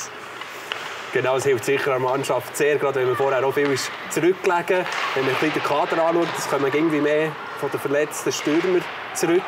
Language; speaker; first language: German; native; German